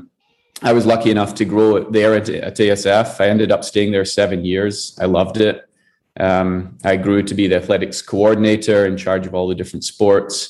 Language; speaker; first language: English; native; English